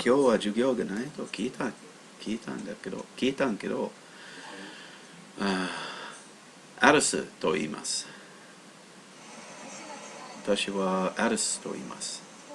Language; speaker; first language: Japanese; non-native, learner; English